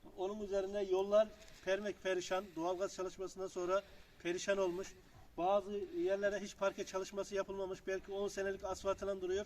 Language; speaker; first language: Turkish; native; Turkish